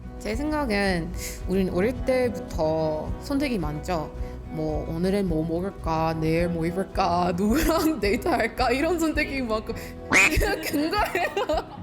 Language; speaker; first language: Korean; non-native, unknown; English